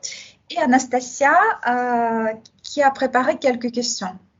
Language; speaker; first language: French; non-native, fluent; Russian